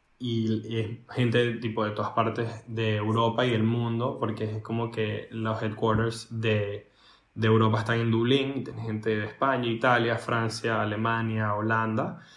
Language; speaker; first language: Spanish; native; Spanish